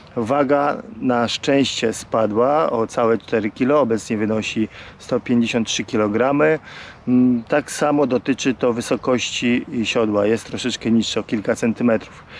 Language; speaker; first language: Polish; native; Polish